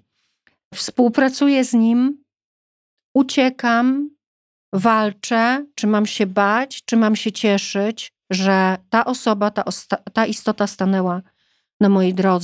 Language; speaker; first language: Polish; native; Polish